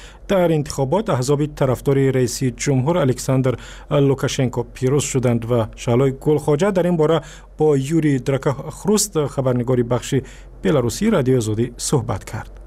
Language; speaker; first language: Persian; native; Persian